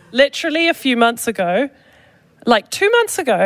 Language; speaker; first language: English; native; English